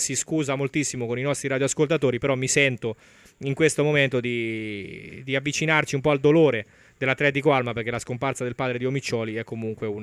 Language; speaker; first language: Italian; native; Italian